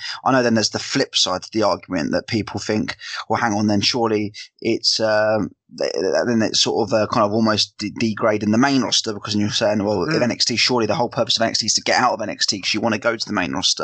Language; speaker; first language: English; native; English